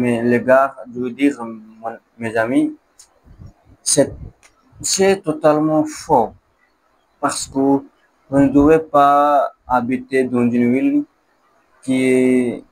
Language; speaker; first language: French; non-native, learner; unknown